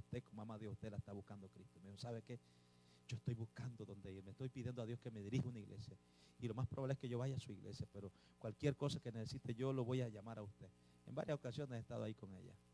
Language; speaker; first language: Spanish; native; Spanish